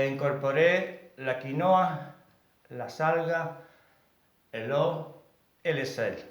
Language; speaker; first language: French; non-native, learner; Spanish